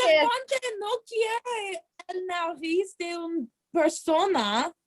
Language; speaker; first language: Spanish; non-native, learner; English